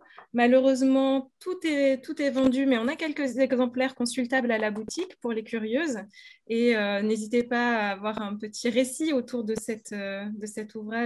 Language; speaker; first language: French; native; French